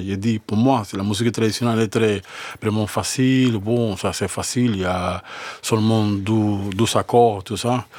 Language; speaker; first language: French; non-native, learner; Spanish